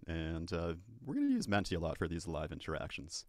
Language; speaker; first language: English; native; English